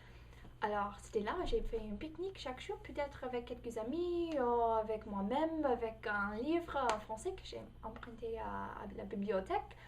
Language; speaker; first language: French; non-native, fluent; English